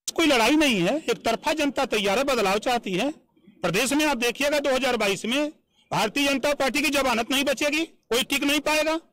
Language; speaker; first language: Hindi; native; Hindi